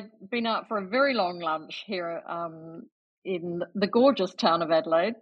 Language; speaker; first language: English; native; English